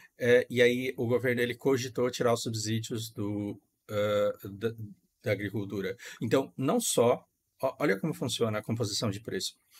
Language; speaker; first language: Portuguese; native; Portuguese